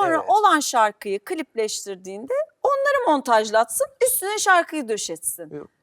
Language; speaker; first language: Turkish; native; Turkish